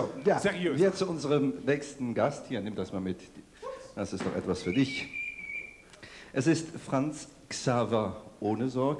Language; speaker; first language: German; native; German